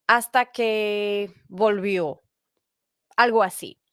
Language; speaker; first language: Spanish; non-native, fluent; English